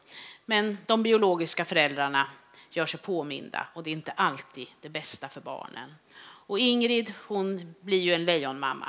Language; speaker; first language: Swedish; native; Swedish